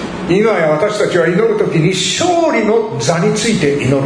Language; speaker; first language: Japanese; native; Japanese